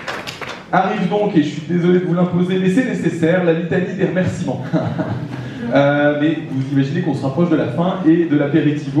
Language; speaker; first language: French; native; French